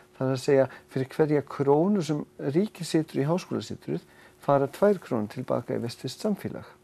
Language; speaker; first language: Icelandic; non-native, fluent; German